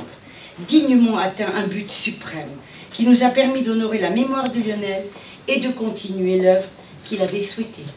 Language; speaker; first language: French; native; French